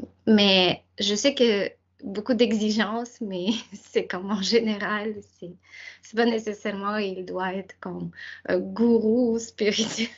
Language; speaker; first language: French; non-native, fluent; Ukrainian